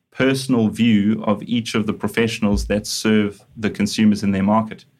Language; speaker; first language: English; native; English